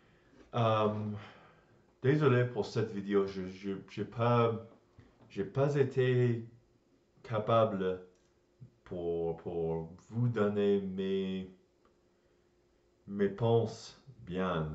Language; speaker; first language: French; non-native, learner; English